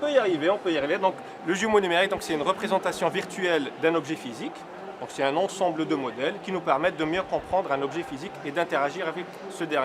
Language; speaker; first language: French; native; French